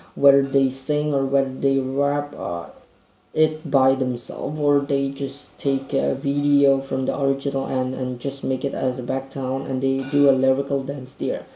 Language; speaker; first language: English; non-native, fluent; Indonesian